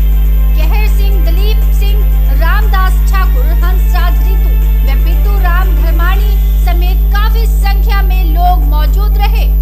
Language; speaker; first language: Hindi; native; Hindi